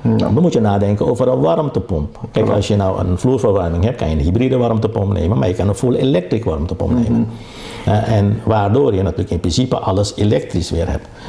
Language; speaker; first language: Dutch; early bilingual, other home language; Caribbean Hindustani